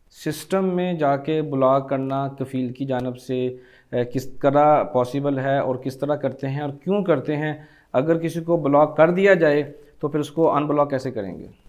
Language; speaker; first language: Urdu; non-native, local second language; Punjabi